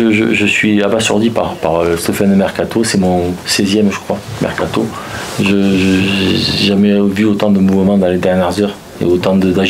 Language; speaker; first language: French; native; French